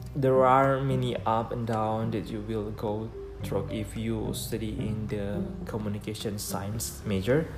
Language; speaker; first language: English; non-native, learner; Indonesian